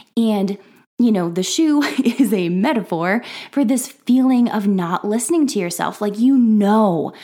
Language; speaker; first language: English; native; English